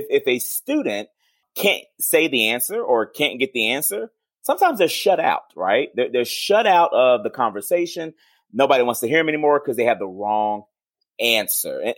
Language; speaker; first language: English; native; English